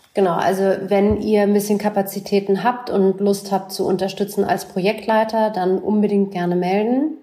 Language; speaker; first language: German; native; German